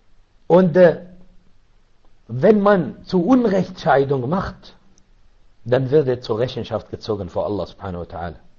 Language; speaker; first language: German; non-native, learner; Arabic